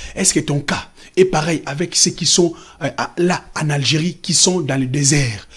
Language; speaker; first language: French; non-native, local second language; Lingala